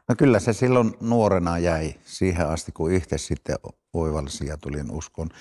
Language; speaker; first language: Finnish; native; Finnish